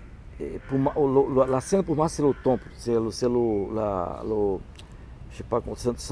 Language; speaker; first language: French; non-native, learner; Portuguese